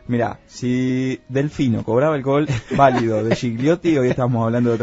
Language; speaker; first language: Spanish; native; Spanish